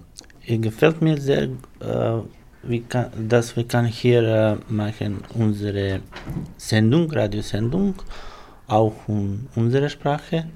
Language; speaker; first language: German; non-native, learner; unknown